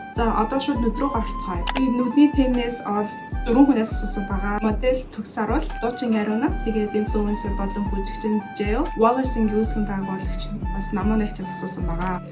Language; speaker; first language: Mongolian; early bilingual, heritage; Mongolian